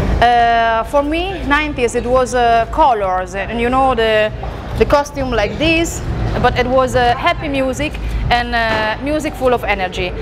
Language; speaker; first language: English; non-native, learner; Italian